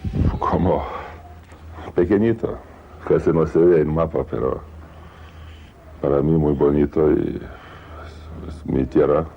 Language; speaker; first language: Spanish; non-native, learner; Lithuanian